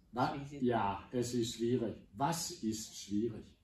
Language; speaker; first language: German; non-native, fluent; Danish